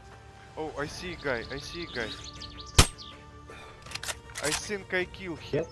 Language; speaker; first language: English; non-native, learner; Russian